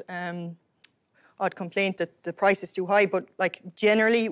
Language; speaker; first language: English; native; English